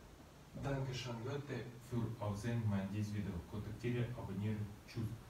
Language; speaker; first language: German; non-native, learner; Russian